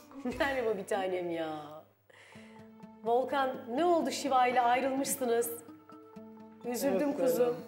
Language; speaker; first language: Turkish; native; Turkish